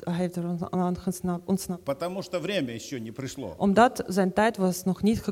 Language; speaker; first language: Dutch; non-native, fluent; Ukrainian